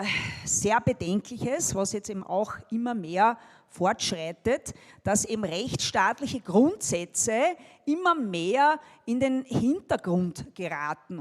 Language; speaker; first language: German; native; German